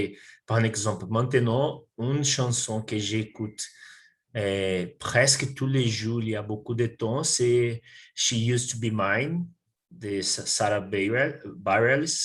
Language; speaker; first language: French; non-native, learner; Portuguese